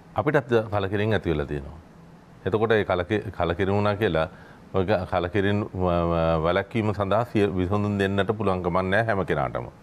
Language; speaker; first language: Sinhala; native; Sinhala